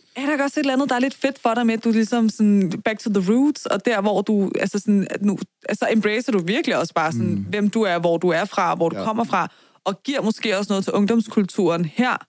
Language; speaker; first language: Danish; early bilingual, other home language; Persian